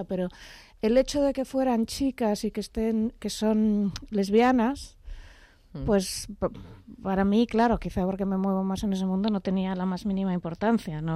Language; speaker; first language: Spanish; native; Spanish